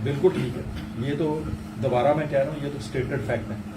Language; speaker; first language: Hindi; non-native, local second language; Punjabi